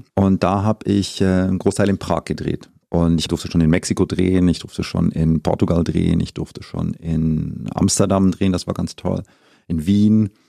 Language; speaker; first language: German; native; German